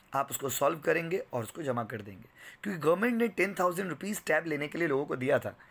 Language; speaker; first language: Hindi; native; Hindi